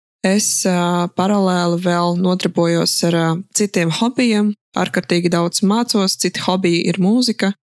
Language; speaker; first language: Latvian; non-native, local second language; Russian